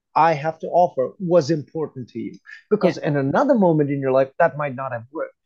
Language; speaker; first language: English; native; English